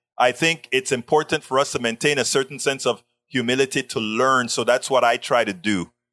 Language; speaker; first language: English; non-native, fluent; Spanish